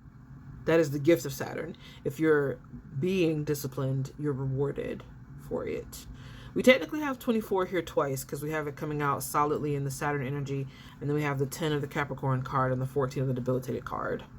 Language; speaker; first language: English; native; English